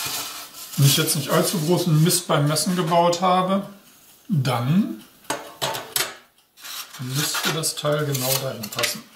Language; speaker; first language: German; native; German